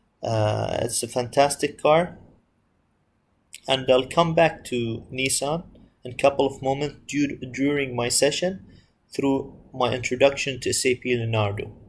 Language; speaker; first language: English; non-native, fluent; Arabic